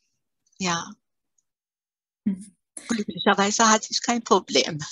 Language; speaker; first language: German; early bilingual, other home language; Persian